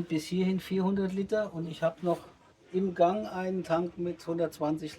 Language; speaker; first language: German; native; German